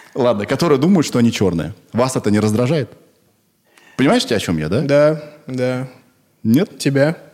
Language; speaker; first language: Russian; native; Russian